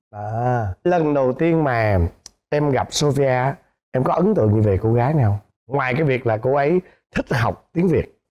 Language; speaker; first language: Vietnamese; native; Vietnamese